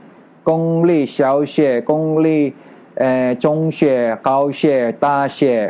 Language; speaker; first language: Chinese; non-native, learner; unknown